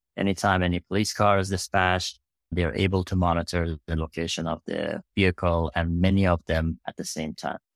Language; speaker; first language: English; non-native, fluent; Persian